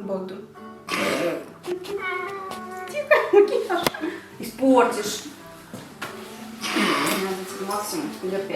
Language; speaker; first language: Russian; native; Russian